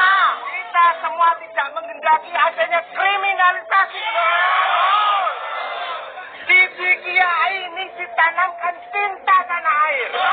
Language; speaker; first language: Indonesian; native; Indonesian